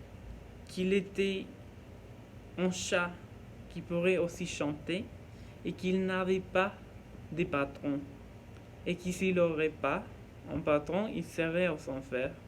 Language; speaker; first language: French; non-native, learner; Norwegian